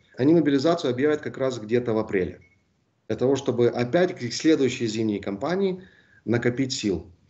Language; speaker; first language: Russian; native; Russian